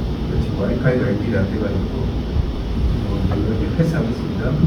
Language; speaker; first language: Korean; native; Korean